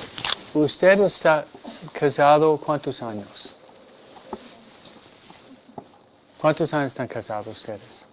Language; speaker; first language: Spanish; non-native, fluent; English